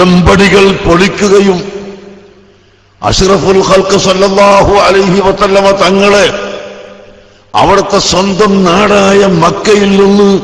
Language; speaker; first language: Malayalam; native; Malayalam